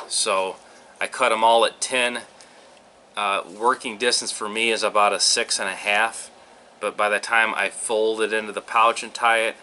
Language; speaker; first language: English; native; English